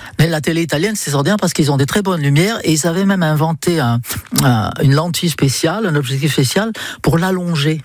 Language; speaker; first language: French; non-native, fluent; English